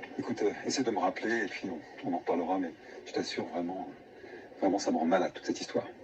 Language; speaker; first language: French; native; French